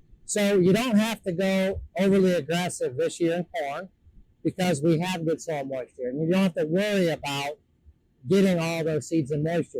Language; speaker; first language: English; native; English